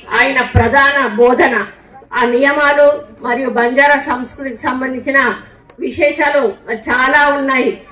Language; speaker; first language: Telugu; native; Telugu